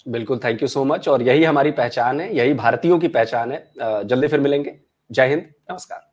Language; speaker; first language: Hindi; native; Hindi